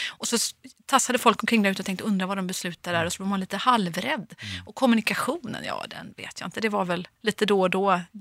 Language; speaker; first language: Swedish; native; Swedish